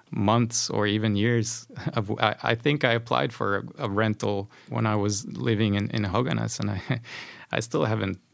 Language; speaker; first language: English; non-native, fluent; Spanish